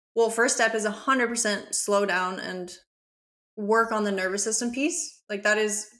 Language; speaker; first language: English; native; English